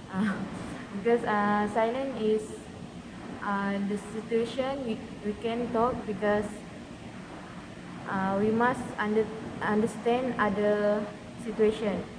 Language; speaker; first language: English; non-native, learner; Malay